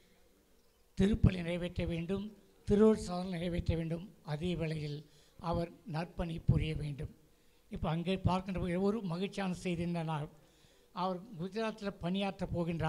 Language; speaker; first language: Tamil; native; Tamil